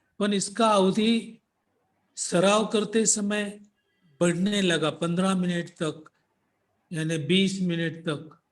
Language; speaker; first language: Hindi; non-native, local second language; Marathi